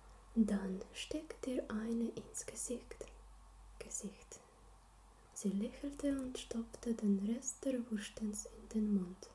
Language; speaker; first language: German; non-native, learner; Slovenian